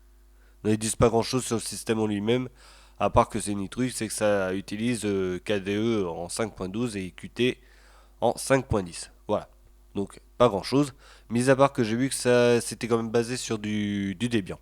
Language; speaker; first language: French; native; French